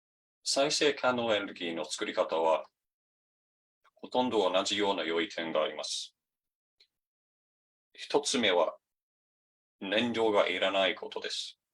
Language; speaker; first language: Japanese; non-native, fluent; English